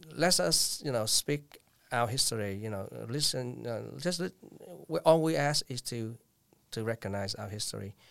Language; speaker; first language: English; non-native, fluent; Vietnamese